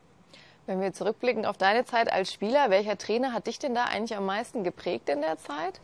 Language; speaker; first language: German; native; German